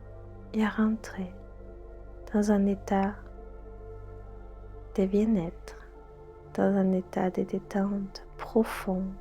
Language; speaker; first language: French; non-native, fluent; Spanish